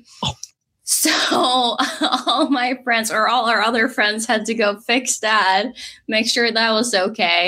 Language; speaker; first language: English; non-native, fluent; Norwegian